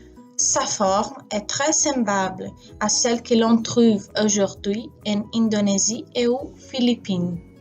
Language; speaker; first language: French; non-native, learner; English